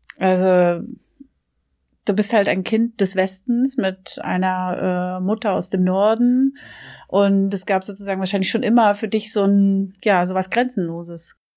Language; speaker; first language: German; native; German